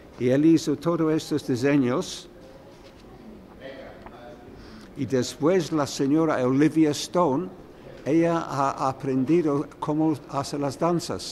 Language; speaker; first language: Spanish; non-native, learner; English